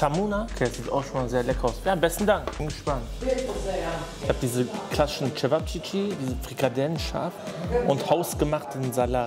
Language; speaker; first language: German; native; German